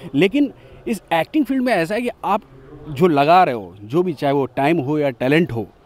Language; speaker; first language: Hindi; native; Hindi